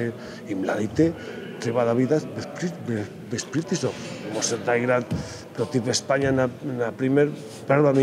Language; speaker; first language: Macedonian; non-native, learner; Spanish